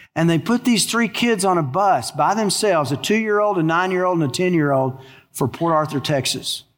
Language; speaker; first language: English; native; English